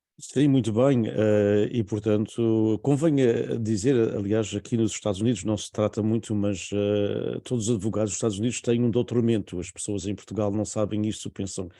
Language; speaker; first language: Portuguese; native; Portuguese